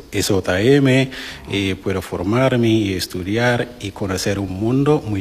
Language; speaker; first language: Spanish; non-native, learner; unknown